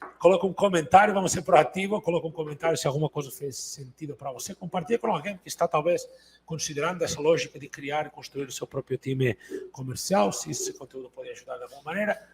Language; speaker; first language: Portuguese; non-native, fluent; Catalan